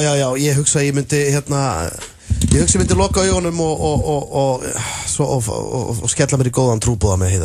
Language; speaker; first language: Icelandic; native; Icelandic